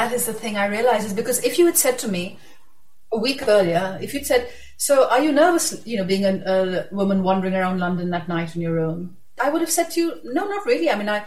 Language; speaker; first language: English; non-native, local second language; Urdu